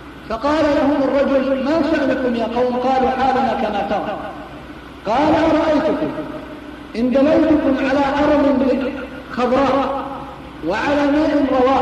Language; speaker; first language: Arabic; native; Arabic